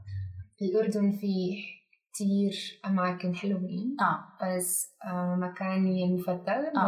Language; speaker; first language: Arabic; non-native, learner; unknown